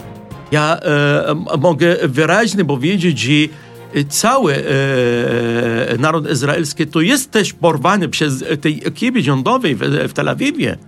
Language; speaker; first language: Polish; non-native, fluent; Arabic